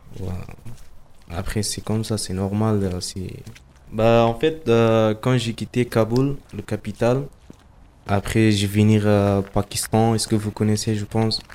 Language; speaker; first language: French; non-native, learner; Persian